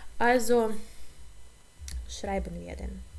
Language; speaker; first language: German; non-native, fluent; Ukrainian